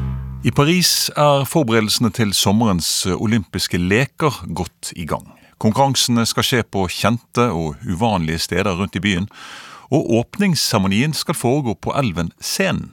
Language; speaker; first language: Norwegian; native; Norwegian